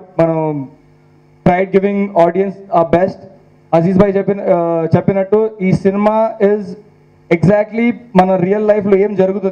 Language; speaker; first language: Telugu; non-native, local second language; Hindi